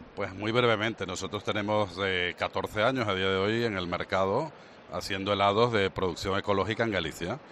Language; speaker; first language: Spanish; native; Spanish